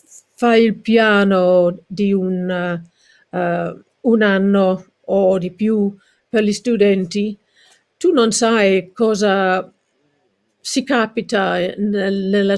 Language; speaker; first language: Italian; non-native, learner; English